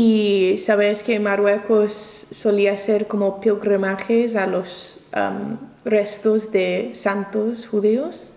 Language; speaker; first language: Spanish; non-native, learner; English